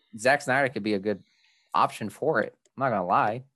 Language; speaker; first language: English; early bilingual, other home language; Spanish